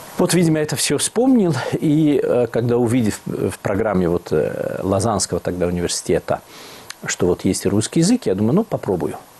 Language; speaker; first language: Russian; non-native, fluent; Italian